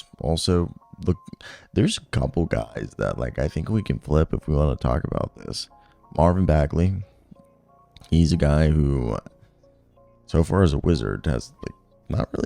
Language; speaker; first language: English; native; English